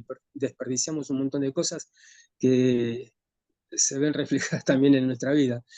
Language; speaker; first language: Spanish; native; Spanish